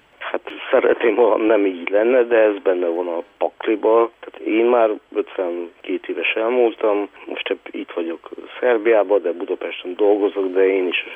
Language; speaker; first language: Hungarian; native; Hungarian